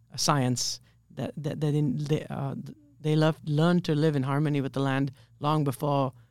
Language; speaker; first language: English; native; English